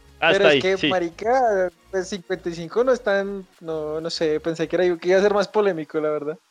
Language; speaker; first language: Spanish; native; Spanish